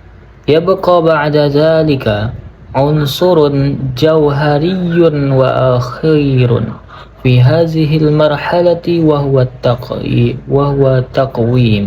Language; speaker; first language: Arabic; non-native, learner; Indonesian